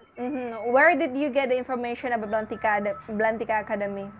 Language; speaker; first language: English; non-native, fluent; Indonesian